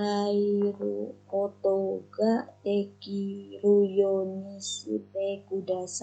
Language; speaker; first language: Japanese; non-native, learner; Indonesian